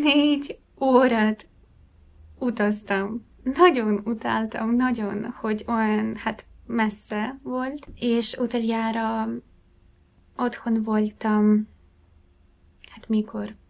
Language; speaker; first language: Hungarian; non-native, fluent; Ukrainian